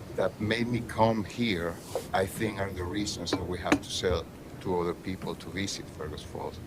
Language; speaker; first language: English; non-native, fluent; Spanish